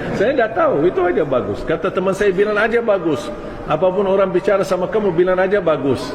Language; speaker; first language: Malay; non-native, fluent; Arabic